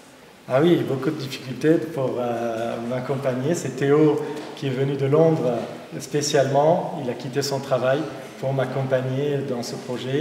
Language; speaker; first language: French; non-native, local second language; Armenian